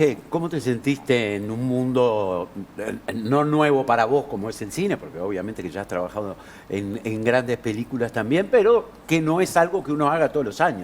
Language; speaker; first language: Spanish; native; Spanish